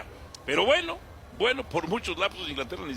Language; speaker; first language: Spanish; native; Spanish